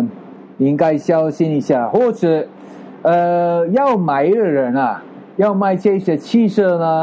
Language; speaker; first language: Chinese; non-native, fluent; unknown